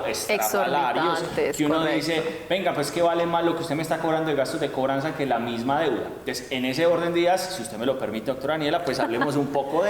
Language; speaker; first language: Spanish; native; Spanish